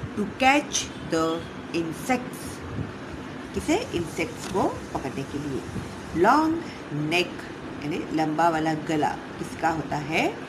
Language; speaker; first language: Hindi; non-native, local second language; Marathi